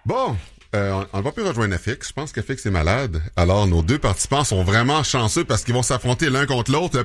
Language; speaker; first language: French; native; French